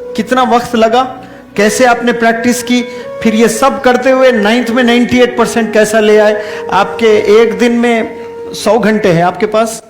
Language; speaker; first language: Urdu; native; Urdu